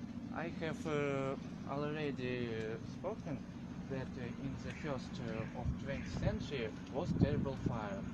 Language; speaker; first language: English; non-native, learner; Russian